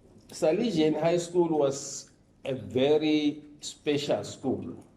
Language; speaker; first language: English; non-native, local second language; Swati